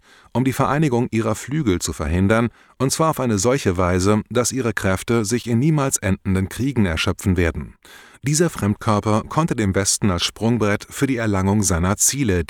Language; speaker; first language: German; native; German